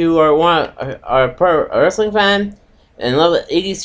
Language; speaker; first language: English; native; English